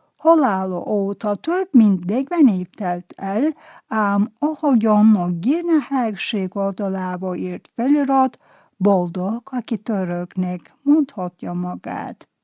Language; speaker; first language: Hungarian; non-native, fluent; Turkish